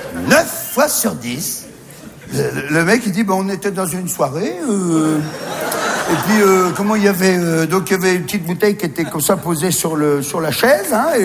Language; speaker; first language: French; native; French